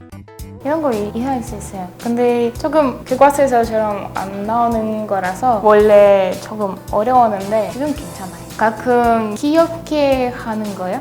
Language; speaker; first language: Korean; non-native, learner; Russian